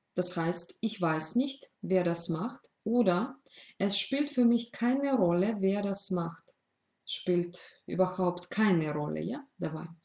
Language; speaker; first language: German; non-native, fluent; Russian